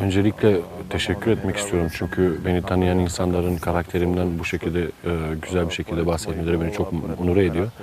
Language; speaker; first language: Turkish; native; Turkish